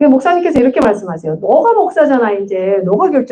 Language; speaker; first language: Korean; native; Korean